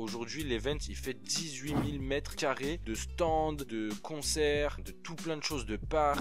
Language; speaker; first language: French; native; French